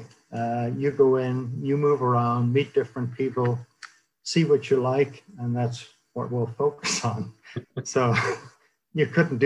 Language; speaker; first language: English; native; English